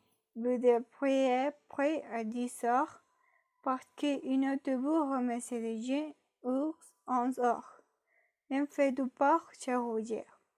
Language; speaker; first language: French; non-native, learner; Spanish